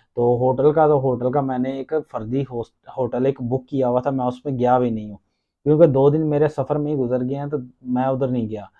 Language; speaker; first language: Urdu; non-native, local second language; Punjabi